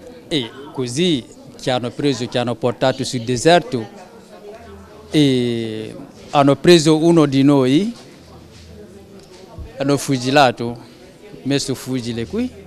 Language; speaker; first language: Italian; non-native, learner; French